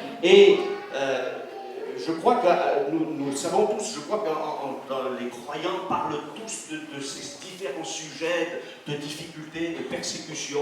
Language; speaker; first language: French; native; French